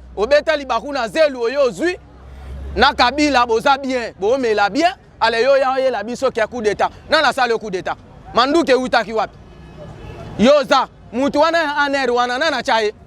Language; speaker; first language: Lingala; non-native, local second language; Kituba (Democratic Republic of Congo)